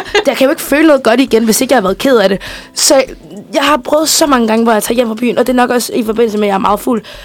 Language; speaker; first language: Danish; early bilingual, other home language; Spanish